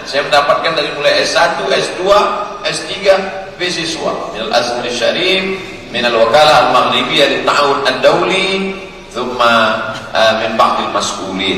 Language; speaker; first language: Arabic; non-native, fluent; Indonesian